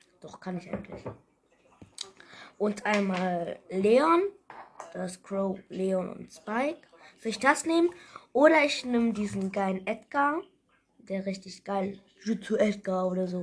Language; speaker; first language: German; native; German